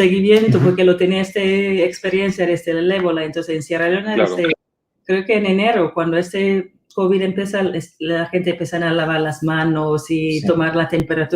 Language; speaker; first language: Spanish; non-native, fluent; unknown